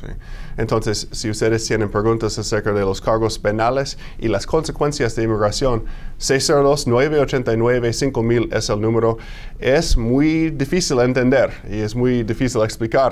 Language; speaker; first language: Spanish; non-native, fluent; English